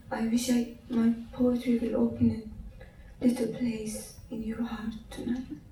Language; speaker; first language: English; non-native, learner; Azerbaijani